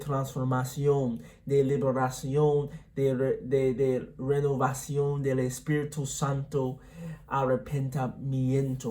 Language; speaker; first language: Spanish; non-native, learner; English